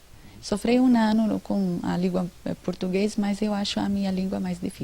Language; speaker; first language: Portuguese; non-native, learner; Arabic